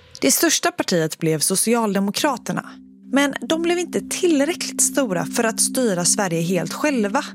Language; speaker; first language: Swedish; native; Swedish